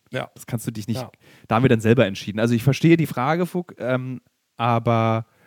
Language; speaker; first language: German; native; German